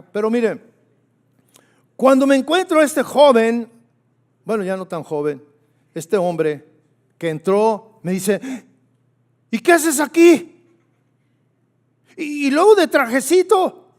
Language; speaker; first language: Spanish; native; Spanish